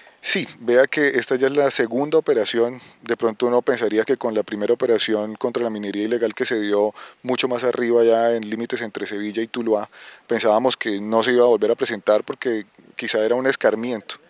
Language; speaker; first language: Spanish; native; Spanish